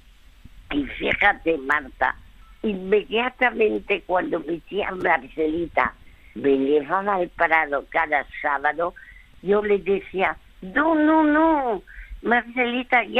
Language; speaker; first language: Spanish; early bilingual, other home language; French